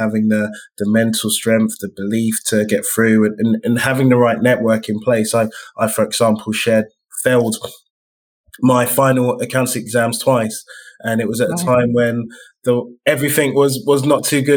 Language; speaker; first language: English; native; English